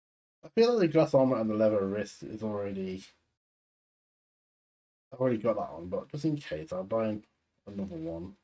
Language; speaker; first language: English; native; English